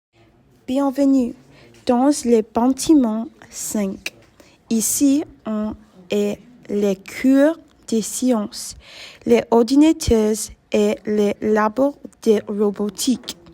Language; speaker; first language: French; non-native, learner; English